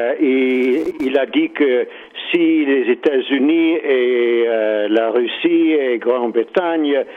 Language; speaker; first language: French; non-native, learner; English